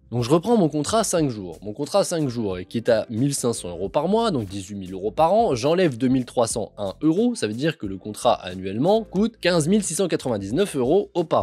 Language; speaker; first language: French; native; French